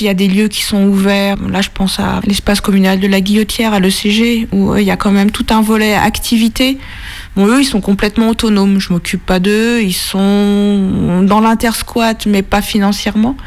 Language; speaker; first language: French; native; French